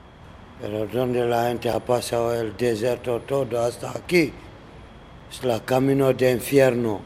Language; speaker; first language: Spanish; non-native, learner; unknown